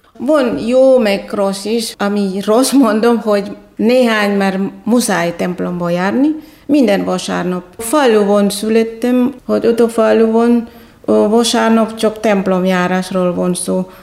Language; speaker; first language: Hungarian; non-native, fluent; Batak Toba